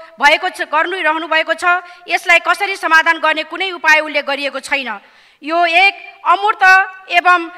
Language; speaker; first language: Nepali; native; Nepali